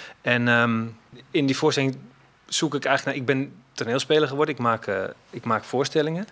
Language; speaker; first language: Dutch; native; Dutch